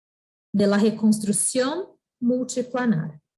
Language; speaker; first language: Spanish; non-native, fluent; Portuguese